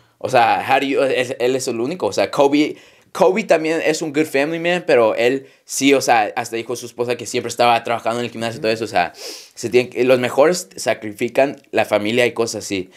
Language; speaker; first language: Spanish; early bilingual, heritage; Spanish